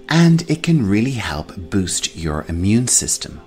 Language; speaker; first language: English; native; English